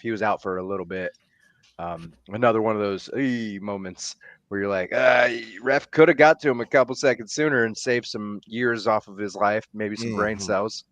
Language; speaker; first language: English; native; English